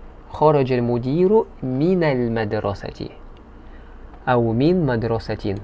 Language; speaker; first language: Arabic; non-native, fluent; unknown